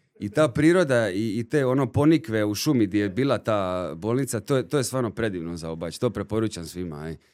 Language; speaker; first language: Serbian; native; Serbian